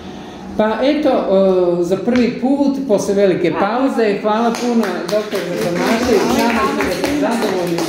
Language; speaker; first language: Serbian; native; Serbian